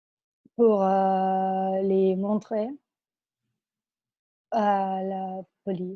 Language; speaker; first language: French; non-native, fluent; Spanish